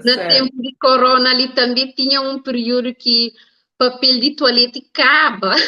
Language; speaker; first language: Portuguese; non-native, learner; Kabuverdianu